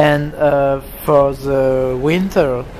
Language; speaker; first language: English; non-native, learner; French